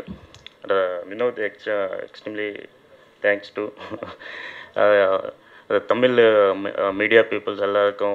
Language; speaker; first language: Tamil; non-native, learner; Telugu